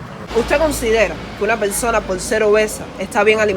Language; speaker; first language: Spanish; native; Spanish